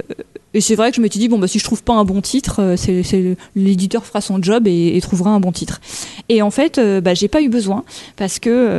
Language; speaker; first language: French; native; French